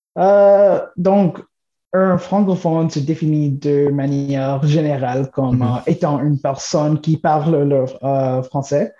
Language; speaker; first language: French; non-native, local second language; English